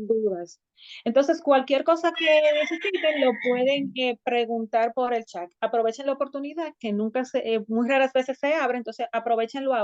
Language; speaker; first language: Spanish; native; Spanish